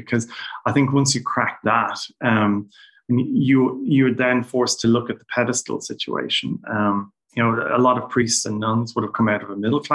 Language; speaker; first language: English; native; English